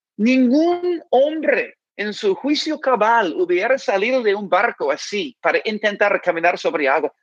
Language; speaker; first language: Spanish; non-native, fluent; English